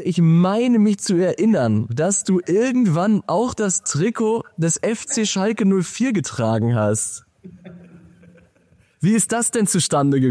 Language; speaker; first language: German; native; German